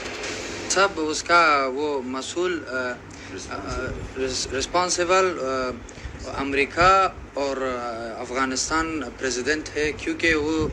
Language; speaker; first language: Hindi; non-native, learner; Persian